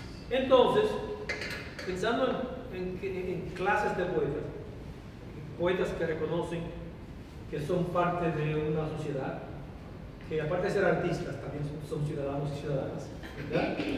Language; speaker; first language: Spanish; native; Spanish